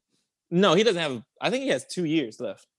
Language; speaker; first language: English; native; English